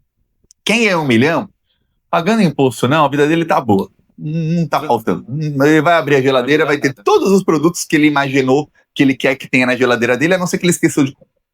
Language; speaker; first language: Portuguese; native; Portuguese